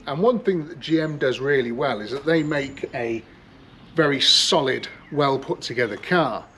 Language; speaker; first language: English; native; English